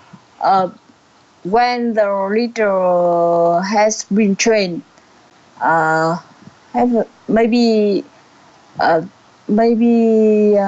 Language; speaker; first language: English; non-native, learner; Vietnamese